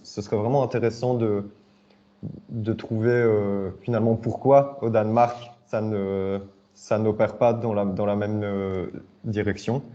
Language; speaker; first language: French; native; French